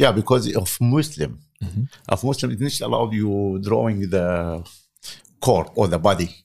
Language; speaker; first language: English; non-native, learner; Arabic